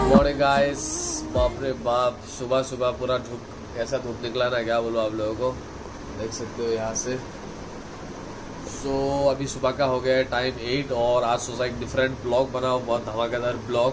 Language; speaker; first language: Hindi; non-native, local second language; Assamese